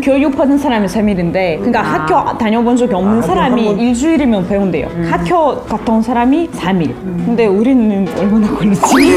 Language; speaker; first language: Korean; non-native, fluent; Russian